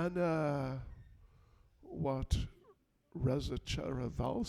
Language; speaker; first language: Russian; non-native, learner; English